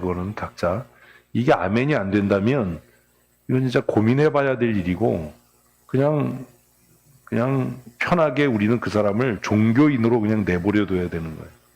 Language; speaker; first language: Korean; native; Korean